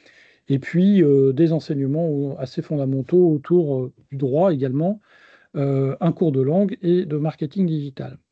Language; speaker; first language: French; native; French